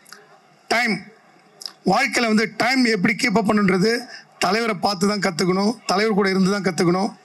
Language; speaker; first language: Tamil; native; Tamil